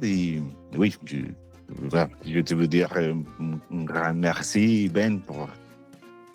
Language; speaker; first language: French; non-native, learner; Spanish